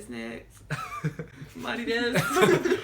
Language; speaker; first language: Japanese; non-native, learner; English